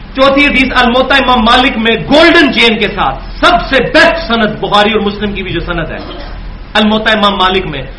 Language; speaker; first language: Urdu; non-native, local second language; Punjabi